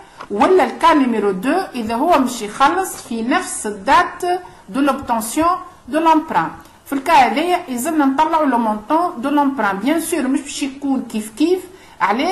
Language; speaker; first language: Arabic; native; Arabic